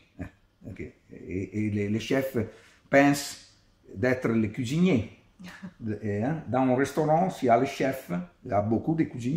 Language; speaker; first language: French; non-native, learner; Italian